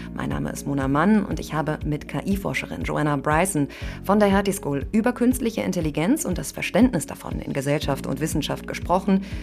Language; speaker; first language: German; native; German